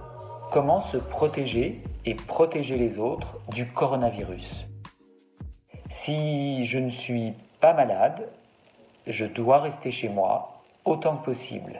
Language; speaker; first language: French; native; French